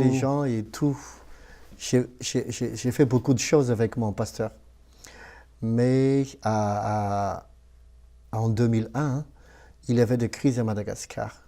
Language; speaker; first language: French; non-native, local second language; Malagasy